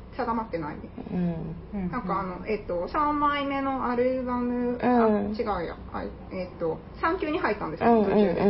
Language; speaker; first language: Japanese; native; Japanese